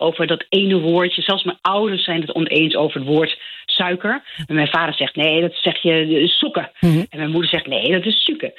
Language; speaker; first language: Dutch; non-native, local second language; Low German